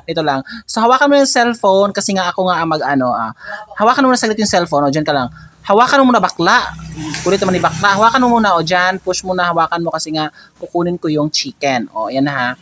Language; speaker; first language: Filipino; non-native, local second language; Cebuano